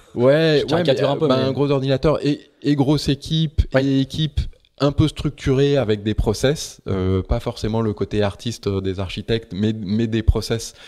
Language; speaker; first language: French; native; French